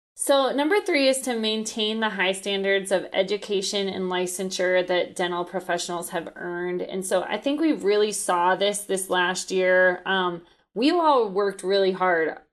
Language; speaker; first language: English; native; English